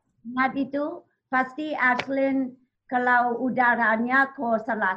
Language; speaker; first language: Indonesian; non-native, learner; English